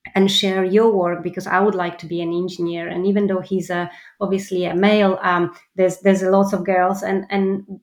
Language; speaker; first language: English; non-native, fluent; Polish